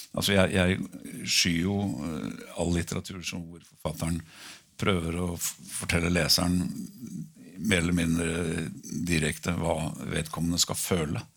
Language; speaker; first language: Norwegian; native; Norwegian